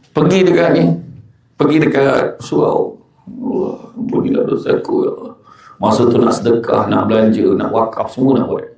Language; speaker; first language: Malay; native; Malay